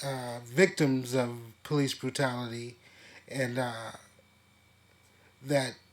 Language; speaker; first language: English; native; English